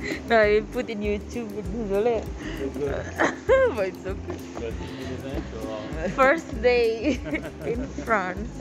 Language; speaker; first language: English; non-native, learner; Indonesian